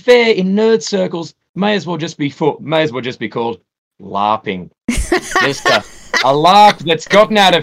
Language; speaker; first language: English; native; English